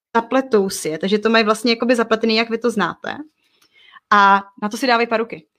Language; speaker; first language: Czech; native; Czech